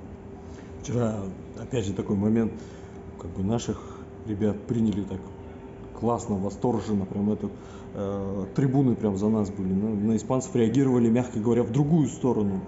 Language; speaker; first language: Russian; native; Russian